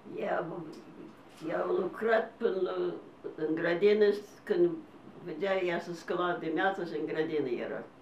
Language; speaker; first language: Romanian; early bilingual, heritage; Romanian